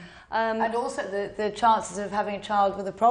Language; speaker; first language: English; native; English